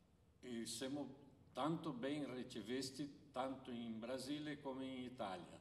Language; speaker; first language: Italian; early bilingual, heritage; Italian